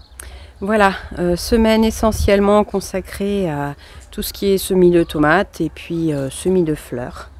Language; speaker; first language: French; native; French